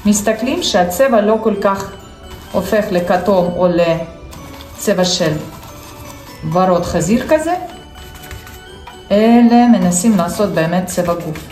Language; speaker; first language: Hebrew; non-native, fluent; Russian